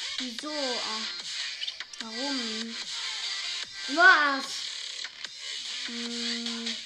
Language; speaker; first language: German; native; German